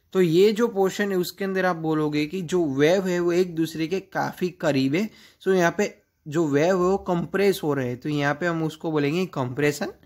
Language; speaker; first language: Hindi; non-native, local second language; Gujarati